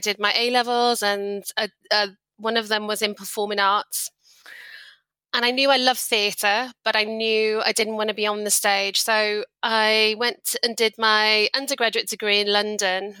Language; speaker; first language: English; native; English